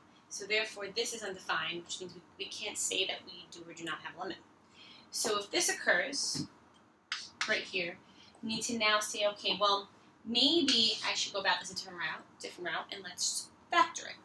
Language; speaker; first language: English; native; English